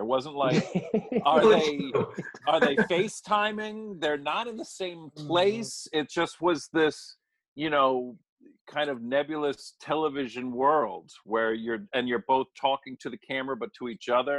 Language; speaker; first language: English; native; English